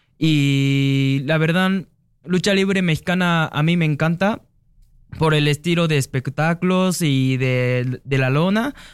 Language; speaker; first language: Spanish; non-native, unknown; Japanese